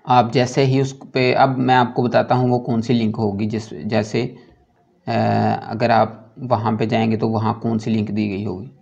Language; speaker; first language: Urdu; non-native, local second language; Punjabi